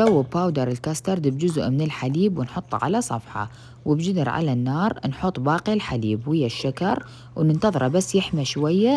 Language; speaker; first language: Arabic; native; Arabic